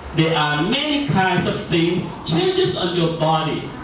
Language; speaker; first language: English; non-native, learner; Thai